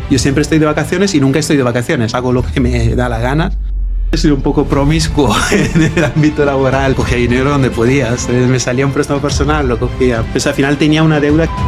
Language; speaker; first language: Spanish; non-native, fluent; Italian